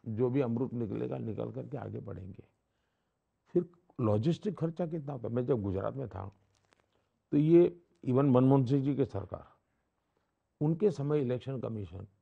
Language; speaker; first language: Hindi; non-native, local second language; Gujarati